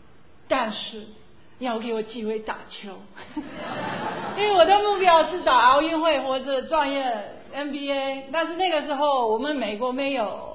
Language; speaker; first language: Chinese; non-native, fluent; English